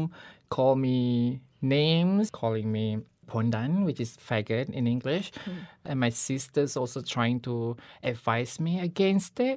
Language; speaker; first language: English; non-native, local second language; Malay